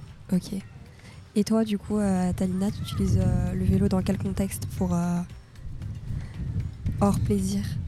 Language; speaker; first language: French; native; French